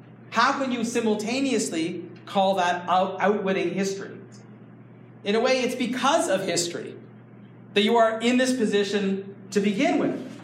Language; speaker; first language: English; native; English